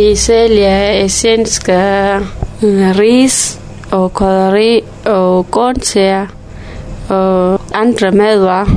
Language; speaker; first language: Danish; non-native, learner; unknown